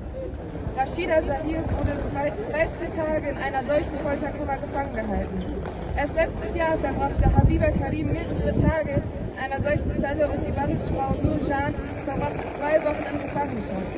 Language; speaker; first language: German; native; German